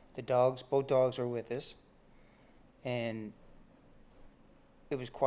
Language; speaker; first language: English; native; English